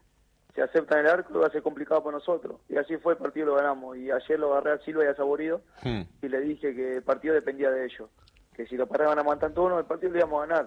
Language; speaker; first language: Spanish; native; Spanish